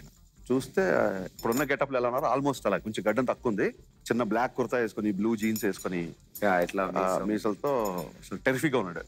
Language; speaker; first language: Telugu; native; Telugu